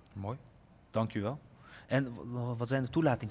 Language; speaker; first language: Dutch; native; Dutch